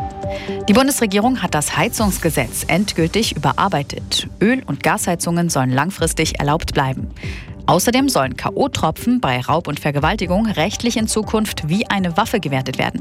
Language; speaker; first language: German; native; German